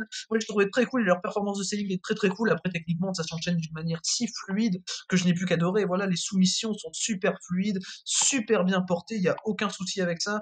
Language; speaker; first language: French; native; French